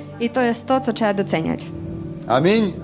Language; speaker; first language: Polish; non-native, fluent; Russian